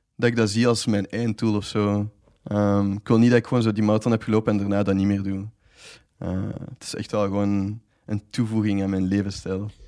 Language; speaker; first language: Dutch; native; Dutch